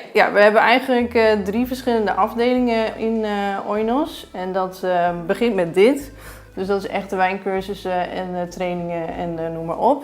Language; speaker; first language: Dutch; native; Dutch